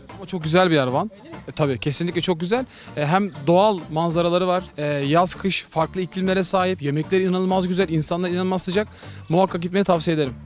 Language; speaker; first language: Turkish; native; Turkish